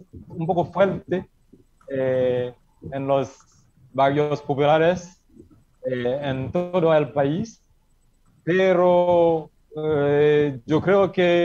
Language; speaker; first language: Spanish; non-native, learner; Haitian Creole